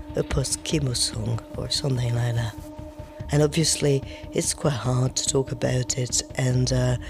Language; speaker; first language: English; non-native, fluent; French